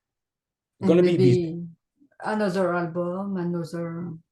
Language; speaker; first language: English; non-native, learner; French